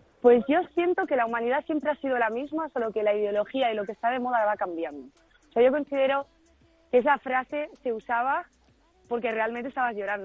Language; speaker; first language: Spanish; native; Spanish